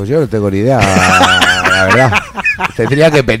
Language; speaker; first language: Spanish; native; Spanish